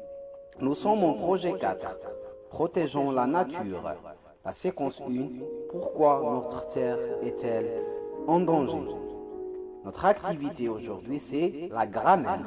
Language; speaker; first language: French; non-native, local second language; Arabic